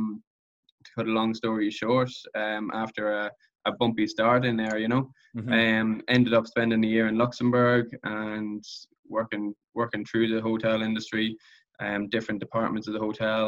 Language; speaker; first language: English; native; English